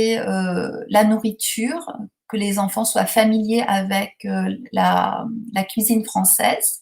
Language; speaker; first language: French; native; French